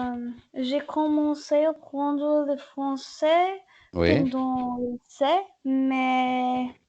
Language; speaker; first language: French; non-native, learner; English